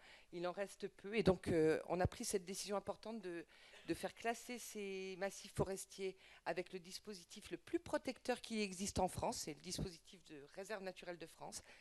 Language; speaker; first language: French; native; French